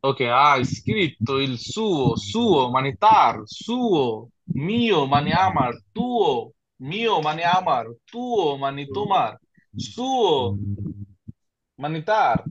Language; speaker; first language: Italian; non-native, fluent; Bangla